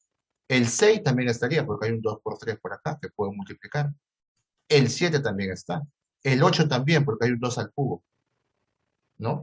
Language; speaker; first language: Spanish; native; Spanish